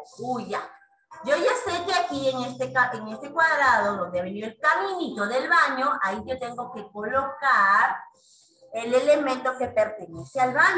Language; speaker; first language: Spanish; native; Spanish